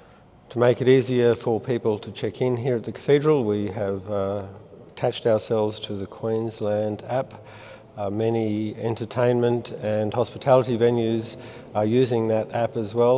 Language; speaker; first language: English; native; English